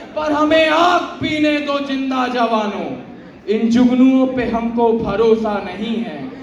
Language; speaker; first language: Hindi; native; Hindi